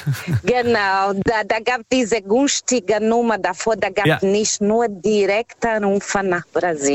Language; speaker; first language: German; non-native, fluent; Portuguese